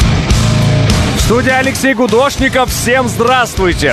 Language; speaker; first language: Russian; native; Russian